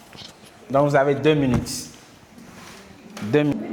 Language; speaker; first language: French; non-native, local second language; Kinyarwanda